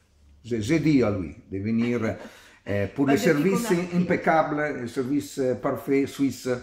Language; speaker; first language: French; non-native, learner; Italian